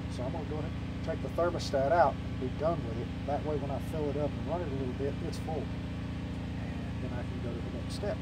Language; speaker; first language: English; native; English